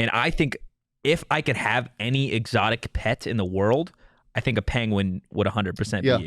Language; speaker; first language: English; native; English